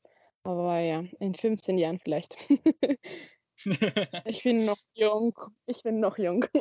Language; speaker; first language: German; non-native, learner; Spanish